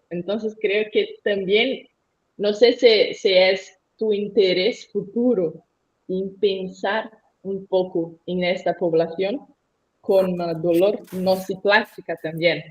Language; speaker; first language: Spanish; non-native, learner; Portuguese